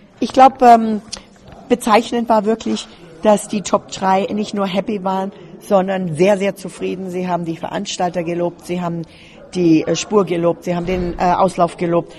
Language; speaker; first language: German; native; German